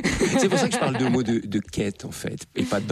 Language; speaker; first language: French; native; French